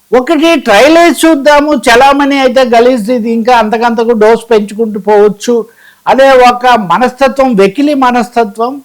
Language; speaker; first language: Telugu; native; Telugu